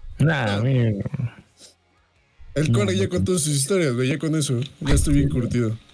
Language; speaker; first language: Spanish; native; Spanish